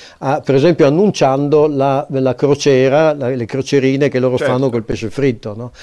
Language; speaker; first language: Italian; native; Italian